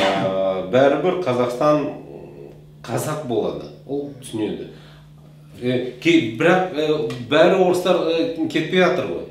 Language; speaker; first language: Kazakh; non-native, local second language; Russian